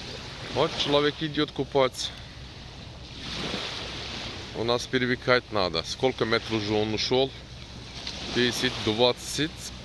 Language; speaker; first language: Russian; non-native, learner; Turkish